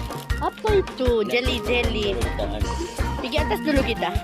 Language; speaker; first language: Indonesian; early bilingual, other home language; Filipino